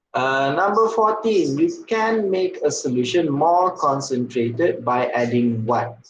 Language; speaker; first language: English; non-native, local second language; Malay